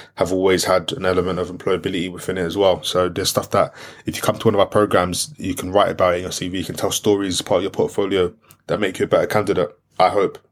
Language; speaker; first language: English; non-native, local second language; French